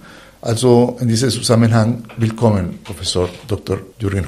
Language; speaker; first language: German; non-native, fluent; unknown